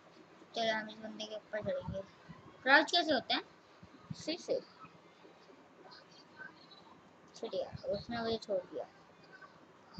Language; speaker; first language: Hindi; native; Hindi